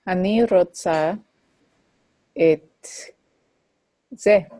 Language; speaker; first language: Hebrew; non-native, learner; English